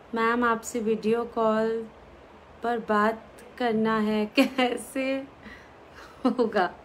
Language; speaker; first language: Hindi; native; Hindi